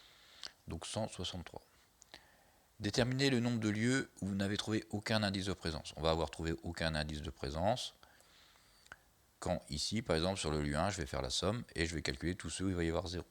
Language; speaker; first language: French; native; French